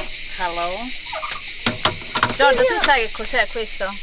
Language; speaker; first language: Italian; native; Italian